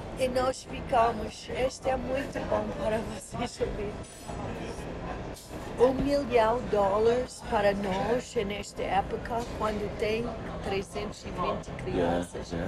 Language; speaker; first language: Portuguese; non-native, learner; English